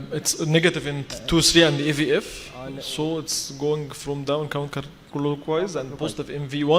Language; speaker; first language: English; non-native, fluent; Arabic